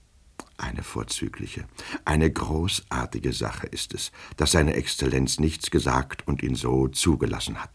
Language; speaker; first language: German; native; German